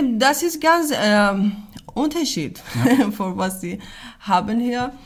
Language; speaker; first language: German; non-native, learner; Persian